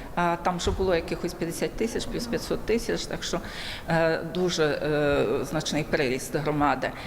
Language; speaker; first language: Ukrainian; early bilingual, heritage; Ukrainian